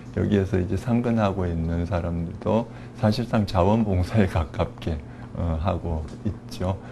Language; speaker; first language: Korean; native; Korean